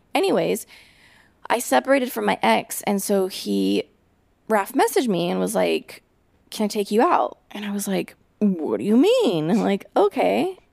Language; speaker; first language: English; native; English